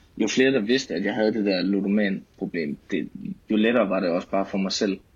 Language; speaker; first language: Danish; native; Danish